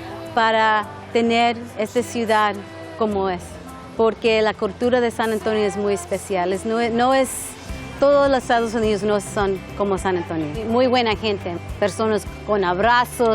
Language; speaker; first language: Spanish; non-native, learner; English